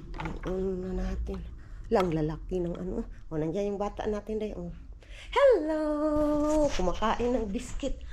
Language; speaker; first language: Filipino; non-native, local second language; Cebuano